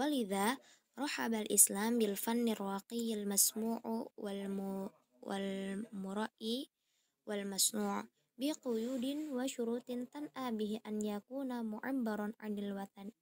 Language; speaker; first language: Arabic; non-native, learner; Indonesian